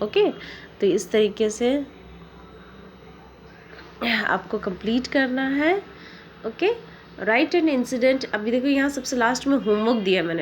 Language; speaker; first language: Hindi; native; Hindi